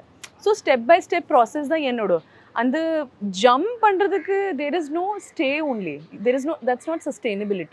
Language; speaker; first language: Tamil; non-native, local second language; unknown